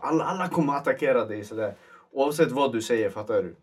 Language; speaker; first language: Swedish; native; Swedish